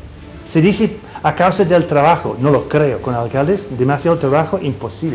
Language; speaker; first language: Spanish; non-native, fluent; English